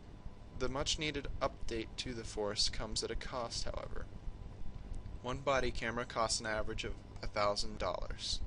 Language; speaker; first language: English; native; English